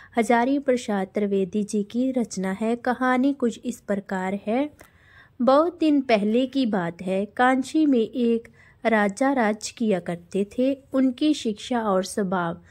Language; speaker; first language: Hindi; non-native, local second language; Punjabi